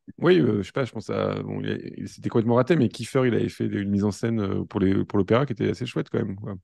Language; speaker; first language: French; native; French